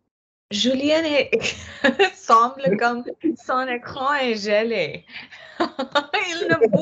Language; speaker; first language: French; non-native, fluent; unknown